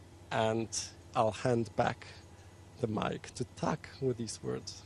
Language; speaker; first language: English; non-native, fluent; Polish